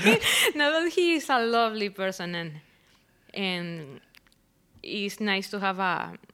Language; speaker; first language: English; non-native, fluent; Spanish